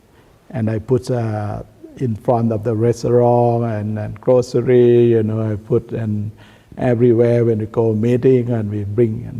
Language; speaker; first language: English; non-native, learner; Thai